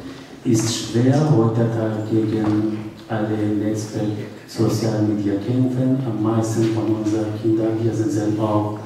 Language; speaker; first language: German; non-native, learner; Kurdish